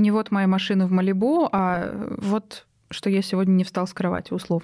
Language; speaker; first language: Russian; native; Russian